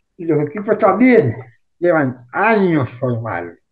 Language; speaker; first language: Spanish; native; Spanish